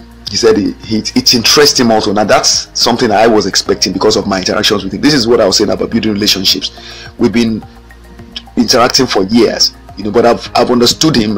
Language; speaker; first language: English; non-native, local second language; Yoruba